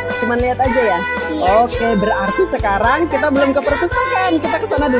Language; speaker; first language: Indonesian; native; Indonesian